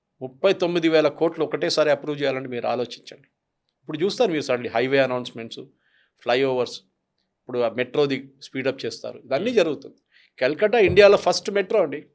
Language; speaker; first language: Telugu; non-native, fluent; Malayalam